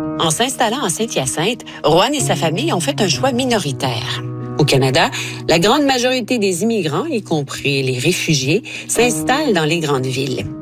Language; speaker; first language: French; native; French